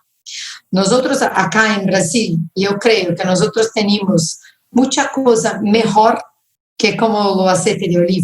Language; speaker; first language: Spanish; non-native, fluent; Portuguese